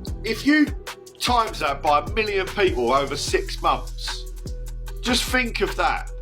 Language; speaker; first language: English; native; English